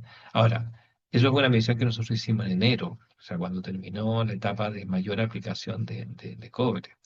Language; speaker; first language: Spanish; native; Spanish